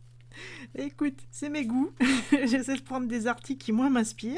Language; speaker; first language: French; native; French